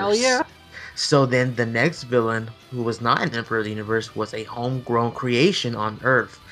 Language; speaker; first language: English; native; English